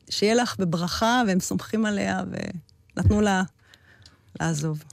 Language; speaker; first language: Hebrew; early bilingual, heritage; Hebrew